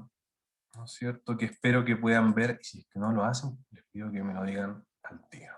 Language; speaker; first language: Spanish; native; Spanish